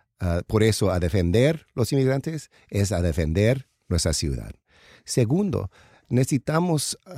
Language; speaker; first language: Spanish; non-native, learner; English